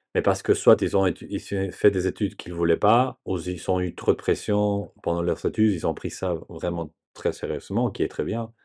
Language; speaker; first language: French; non-native, learner; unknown